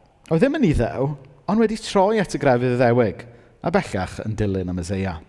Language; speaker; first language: Welsh; native; Welsh